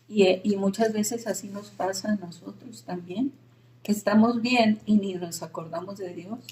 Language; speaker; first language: Spanish; native; Spanish